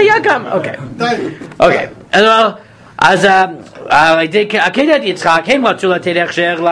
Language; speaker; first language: Hebrew; non-native, fluent; English